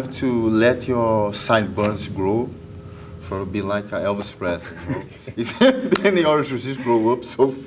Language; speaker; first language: English; non-native, learner; Portuguese